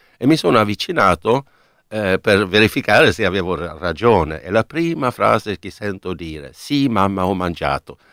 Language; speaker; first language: Italian; non-native, fluent; Swedish